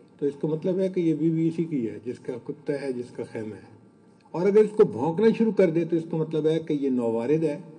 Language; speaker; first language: Urdu; non-native, local second language; Punjabi